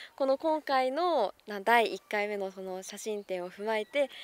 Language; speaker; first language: Japanese; native; Japanese